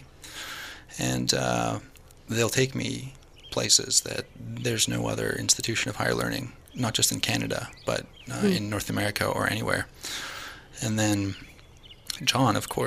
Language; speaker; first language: English; native; English